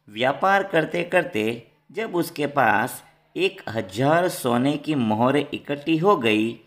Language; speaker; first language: Hindi; non-native, local second language; Gujarati